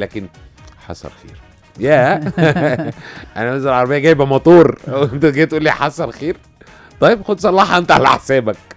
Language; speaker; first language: Arabic; native; Arabic